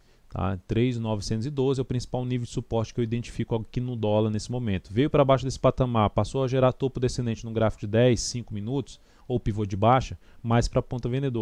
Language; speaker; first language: Portuguese; native; Portuguese